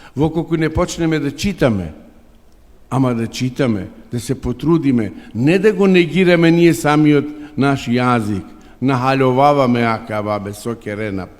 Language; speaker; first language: Macedonian; non-native, local second language; Romany